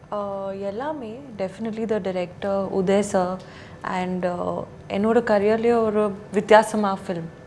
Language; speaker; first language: Tamil; non-native, learner; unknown